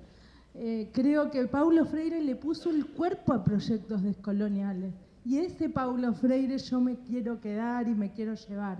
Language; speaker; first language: Spanish; native; Spanish